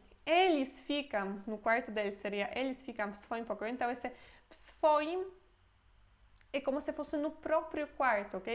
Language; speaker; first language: Portuguese; non-native, fluent; Polish